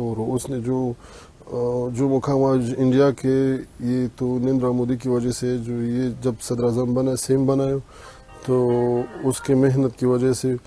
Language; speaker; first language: Hindi; non-native, fluent; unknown